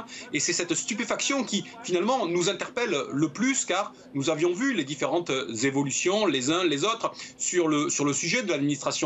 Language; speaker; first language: French; native; French